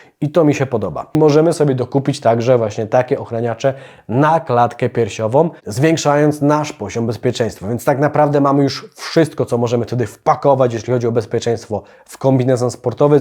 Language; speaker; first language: Polish; native; Polish